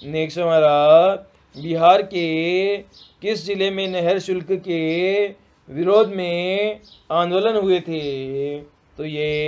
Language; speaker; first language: Hindi; native; Hindi